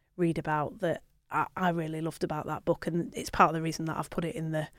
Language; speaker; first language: English; native; English